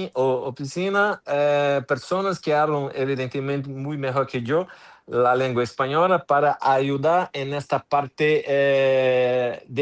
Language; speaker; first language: Spanish; non-native, fluent; Portuguese